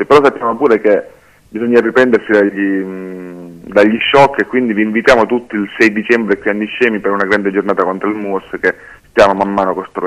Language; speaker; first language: Italian; native; Italian